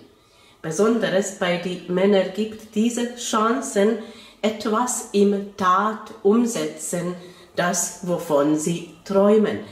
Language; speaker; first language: German; non-native, fluent; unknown